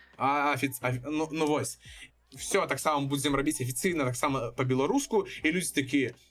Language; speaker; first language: Belarusian; non-native, fluent; Russian